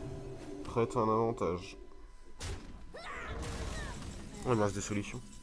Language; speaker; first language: French; native; French